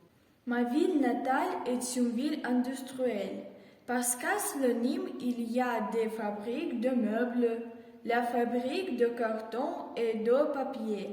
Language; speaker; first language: French; non-native, learner; Russian